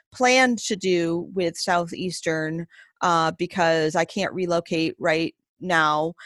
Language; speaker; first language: English; native; English